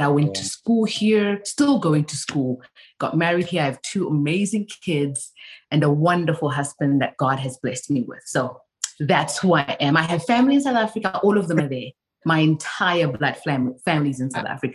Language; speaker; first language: English; non-native, local second language; Zulu